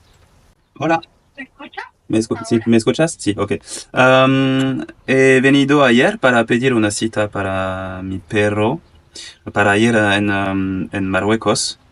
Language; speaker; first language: Spanish; non-native, learner; French